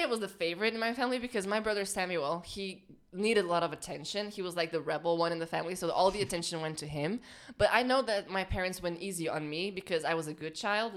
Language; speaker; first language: English; non-native, fluent; Portuguese